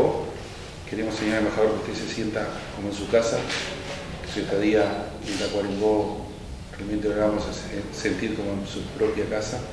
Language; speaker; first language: Spanish; native; Spanish